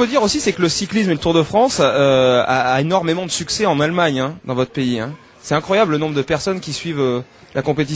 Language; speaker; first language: French; native; French